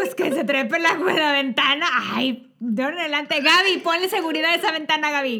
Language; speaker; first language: Spanish; native; Spanish